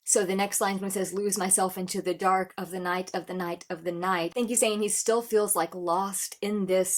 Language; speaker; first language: English; native; English